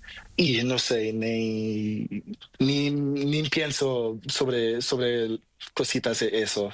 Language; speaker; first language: Spanish; non-native, learner; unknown